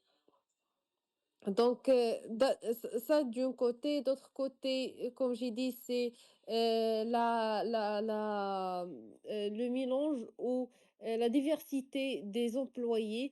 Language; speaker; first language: French; non-native, local second language; Arabic